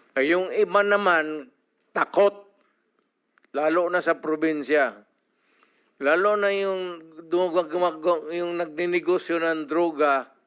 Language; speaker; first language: Filipino; non-native, local second language; Cebuano